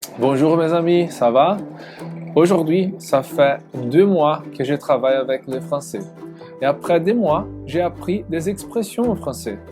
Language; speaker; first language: French; non-native, learner; Portuguese